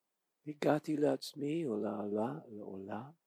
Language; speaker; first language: Hebrew; non-native, fluent; English